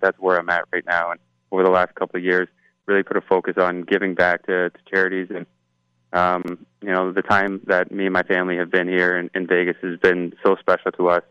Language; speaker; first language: English; native; English